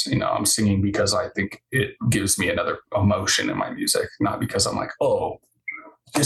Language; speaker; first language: English; native; English